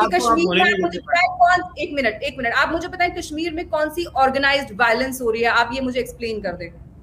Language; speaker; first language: Hindi; native; Hindi